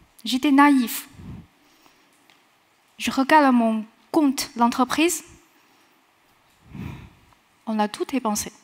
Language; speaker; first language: French; non-native, fluent; Chinese